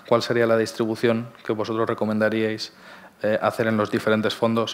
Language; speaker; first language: Spanish; native; Spanish